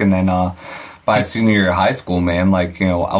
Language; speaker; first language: English; native; English